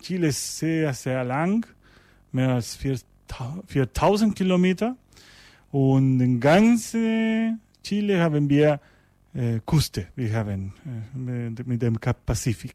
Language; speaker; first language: German; non-native, learner; Spanish